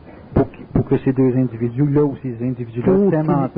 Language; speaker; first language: French; native; French